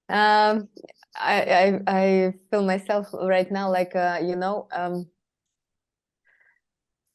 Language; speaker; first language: English; non-native, fluent; Russian